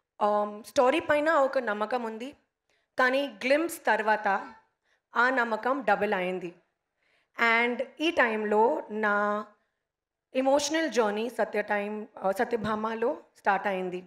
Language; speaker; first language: Telugu; non-native, local second language; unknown